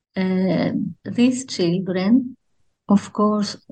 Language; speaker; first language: English; non-native, fluent; Greek